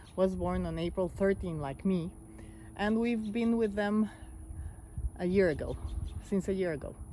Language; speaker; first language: English; non-native, fluent; Spanish